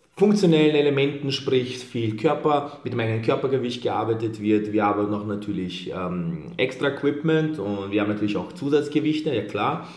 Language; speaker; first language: German; early bilingual, other home language; Serbian